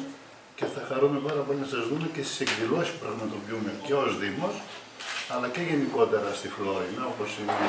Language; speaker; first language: Greek; native; Greek